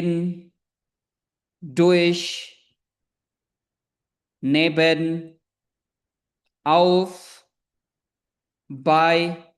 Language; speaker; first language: German; non-native, fluent; Indonesian